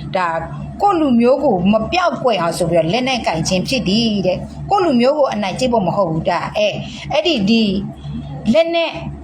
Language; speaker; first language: Burmese; non-native, local second language; S'gaw Karen